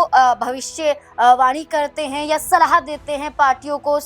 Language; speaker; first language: Hindi; native; Hindi